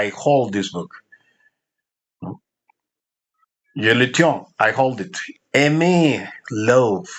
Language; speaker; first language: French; non-native, fluent; Spanish